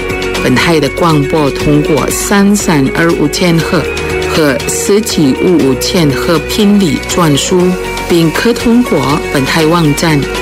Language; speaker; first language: Chinese; early bilingual, heritage; Chinese